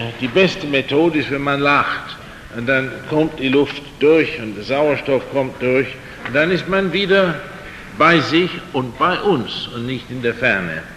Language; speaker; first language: German; non-native, fluent; English